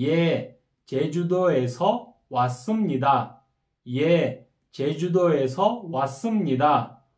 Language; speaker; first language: Korean; non-native, fluent; Kyrgyz